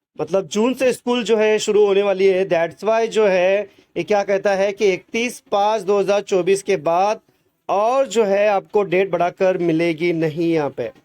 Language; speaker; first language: Hindi; non-native, local second language; Marathi